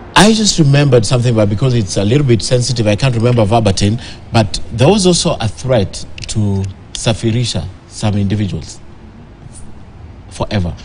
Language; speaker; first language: English; non-native, local second language; Swahili